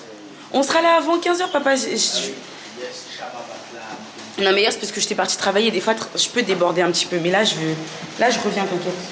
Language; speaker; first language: French; native; French